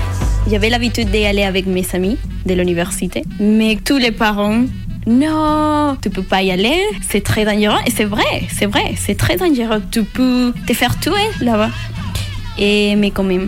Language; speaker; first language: French; non-native, learner; Spanish